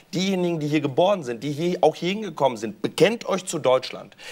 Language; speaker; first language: German; early bilingual, other home language; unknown